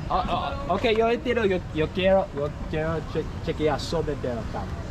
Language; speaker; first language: Spanish; non-native, learner; English